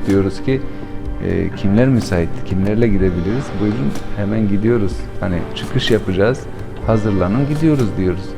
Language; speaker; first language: Turkish; non-native, fluent; Albanian